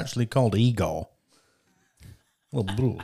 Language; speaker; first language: English; native; English